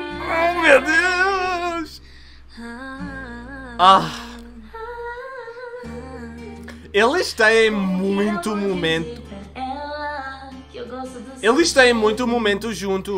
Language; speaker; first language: Portuguese; early bilingual, heritage; Portuguese